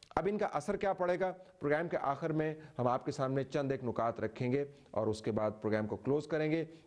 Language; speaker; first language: Urdu; native; Urdu